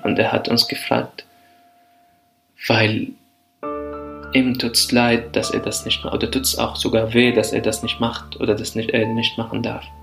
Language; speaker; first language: German; non-native, fluent; Arabic